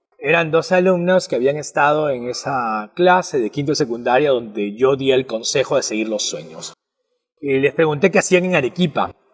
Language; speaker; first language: Spanish; native; Spanish